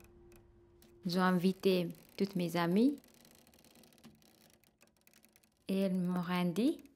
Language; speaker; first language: French; non-native, learner; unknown